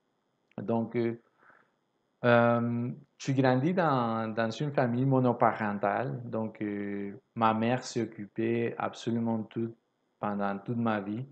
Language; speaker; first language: French; non-native, fluent; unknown